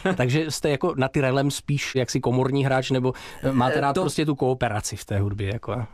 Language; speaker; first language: Czech; native; Czech